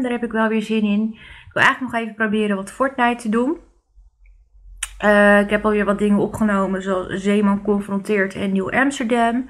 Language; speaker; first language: Dutch; native; Dutch